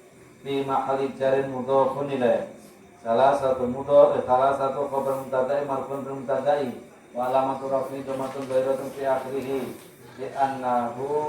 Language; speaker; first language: Arabic; non-native, fluent; Javanese